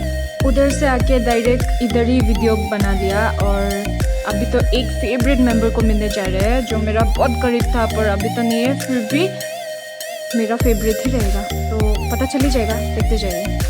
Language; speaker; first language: Hindi; non-native, local second language; Assamese